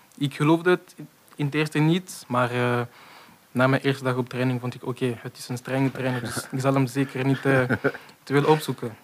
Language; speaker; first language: Dutch; non-native, local second language; French